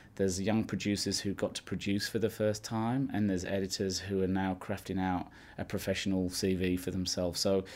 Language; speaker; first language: English; native; English